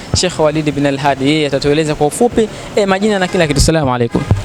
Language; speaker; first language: Swahili; native; Swahili